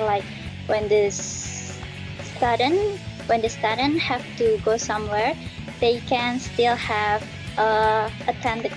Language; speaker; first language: English; non-native, learner; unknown